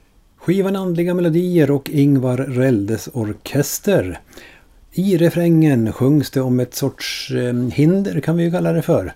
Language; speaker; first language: Swedish; native; Swedish